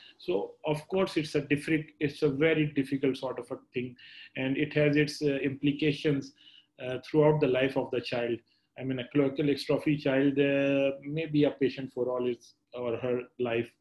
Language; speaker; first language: English; non-native, local second language; Urdu